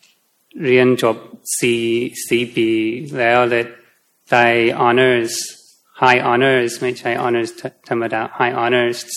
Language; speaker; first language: Thai; non-native, fluent; English